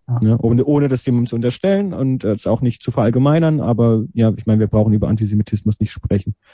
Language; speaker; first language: German; native; German